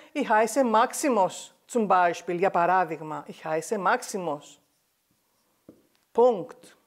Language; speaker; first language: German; non-native, fluent; Greek